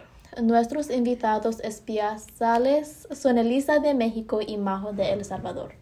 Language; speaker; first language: Spanish; early bilingual, heritage; Spanish